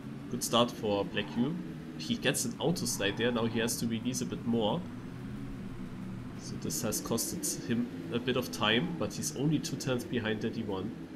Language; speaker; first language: English; non-native, fluent; German